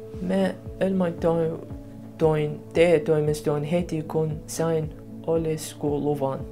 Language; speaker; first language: Finnish; non-native, learner; Arabic